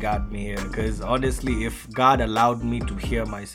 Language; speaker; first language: English; non-native, local second language; Swahili